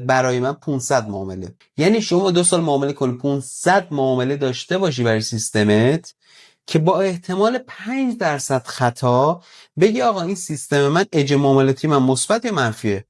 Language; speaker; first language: Persian; native; Persian